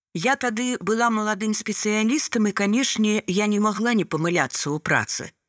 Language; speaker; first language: Belarusian; non-native, local second language; Russian